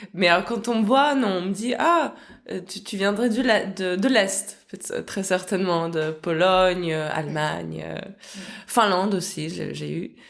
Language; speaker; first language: French; early bilingual, other home language; Russian